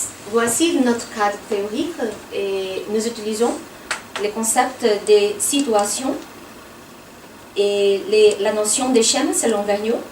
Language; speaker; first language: French; non-native, fluent; Portuguese